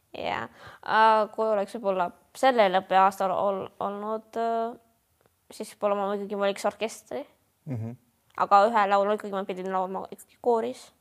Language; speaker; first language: Estonian; non-native, local second language; Russian